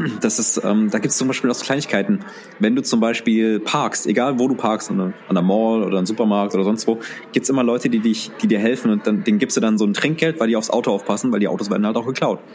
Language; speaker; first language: German; early bilingual, other home language; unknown